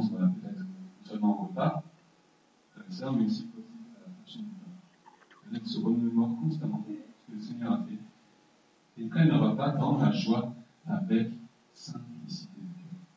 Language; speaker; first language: French; native; French